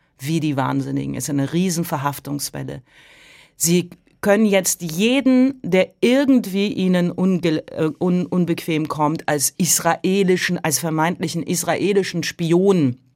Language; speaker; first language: German; early bilingual, heritage; Persian